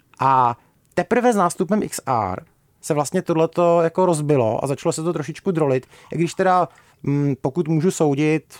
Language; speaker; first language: Czech; native; Czech